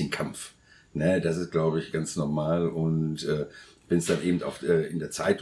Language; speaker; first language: German; native; German